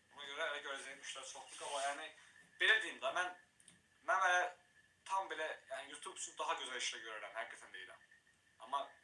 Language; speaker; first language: Azerbaijani; native; Azerbaijani